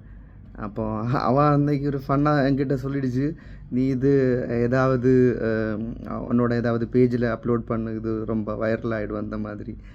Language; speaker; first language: Tamil; non-native, local second language; Malayalam